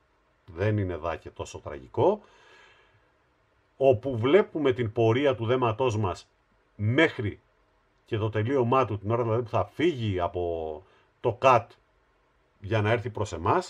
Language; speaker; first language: Greek; native; Greek